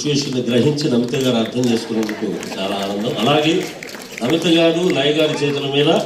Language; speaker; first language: Telugu; native; Telugu